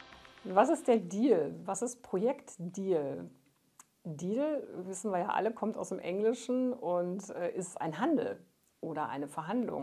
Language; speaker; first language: German; native; German